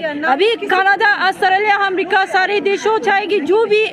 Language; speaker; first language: Hindi; non-native, learner; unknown